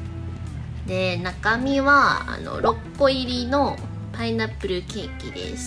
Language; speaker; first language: Japanese; non-native, fluent; Chinese